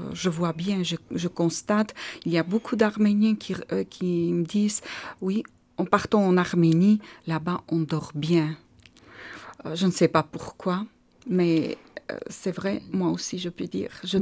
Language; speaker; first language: French; non-native, fluent; Armenian